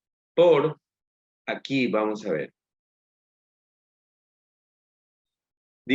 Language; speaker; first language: Spanish; native; Spanish